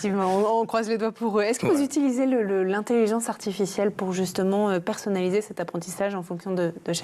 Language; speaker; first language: French; native; French